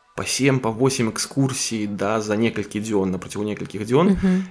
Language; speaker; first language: Belarusian; native; Belarusian